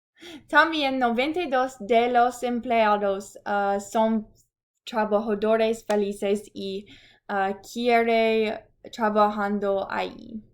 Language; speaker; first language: Spanish; non-native, learner; English